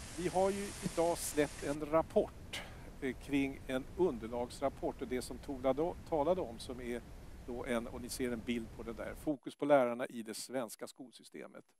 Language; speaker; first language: Swedish; native; Swedish